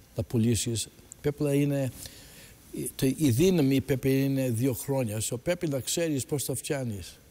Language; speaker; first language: Greek; early bilingual, heritage; Greek